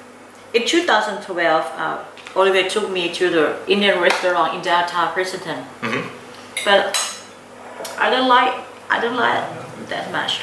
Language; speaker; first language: English; non-native, learner; Thai